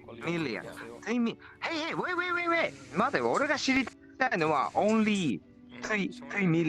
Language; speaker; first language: Japanese; native; Japanese